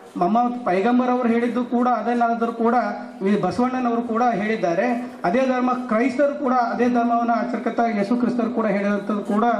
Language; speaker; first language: Kannada; native; Kannada